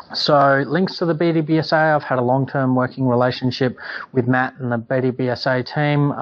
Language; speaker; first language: English; native; English